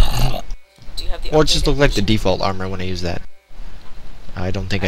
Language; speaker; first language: English; native; English